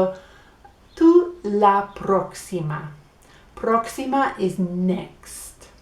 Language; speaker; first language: Spanish; non-native, fluent; English